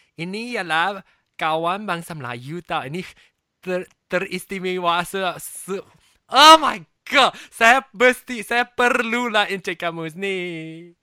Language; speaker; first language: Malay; non-native, local second language; Chinese